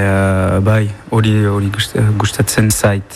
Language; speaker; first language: Basque; non-native, local second language; French